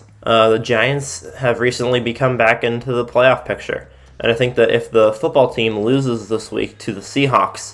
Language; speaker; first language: English; native; English